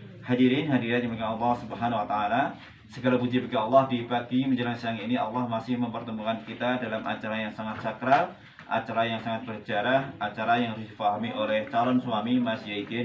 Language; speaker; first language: Indonesian; native; Indonesian